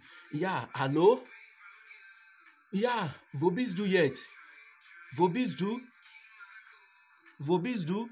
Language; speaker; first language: German; non-native, learner; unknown